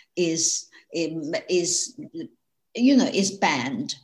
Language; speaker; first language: English; non-native, fluent; Chinese